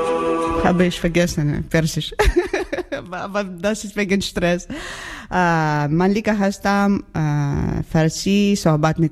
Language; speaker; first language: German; non-native, learner; Ukrainian